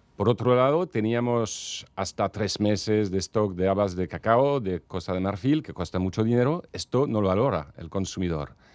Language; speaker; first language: Spanish; non-native, fluent; French